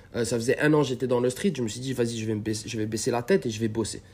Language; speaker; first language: French; non-native, local second language; Arabic